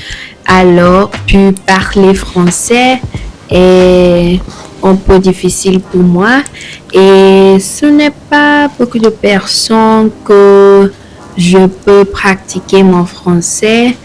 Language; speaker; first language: French; non-native, learner; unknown